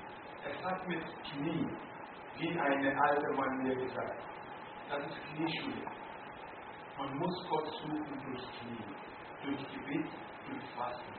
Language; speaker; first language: German; non-native, learner; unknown